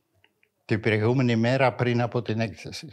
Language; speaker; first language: Greek; non-native, fluent; French